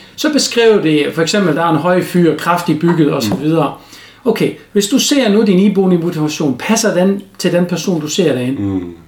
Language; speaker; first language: Danish; non-native, fluent; German